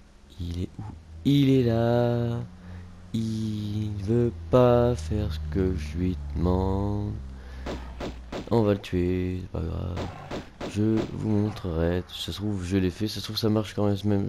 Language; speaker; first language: French; native; French